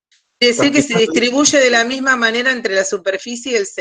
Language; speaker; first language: Spanish; native; Spanish